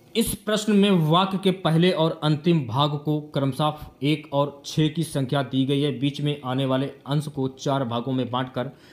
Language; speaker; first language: Hindi; native; Hindi